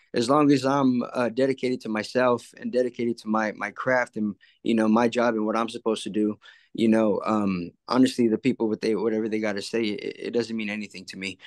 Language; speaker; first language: English; early bilingual, other home language; Spanish